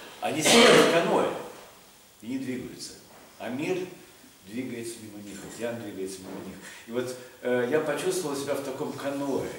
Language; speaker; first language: Russian; native; Russian